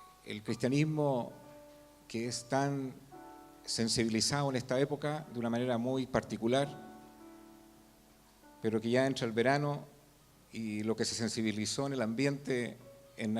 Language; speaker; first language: Spanish; native; Spanish